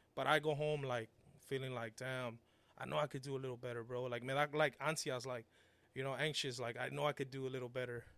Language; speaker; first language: English; early bilingual, other home language; Spanish